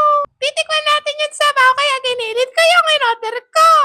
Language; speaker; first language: Filipino; native; Filipino